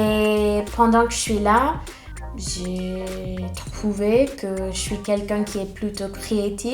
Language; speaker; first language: French; non-native, fluent; English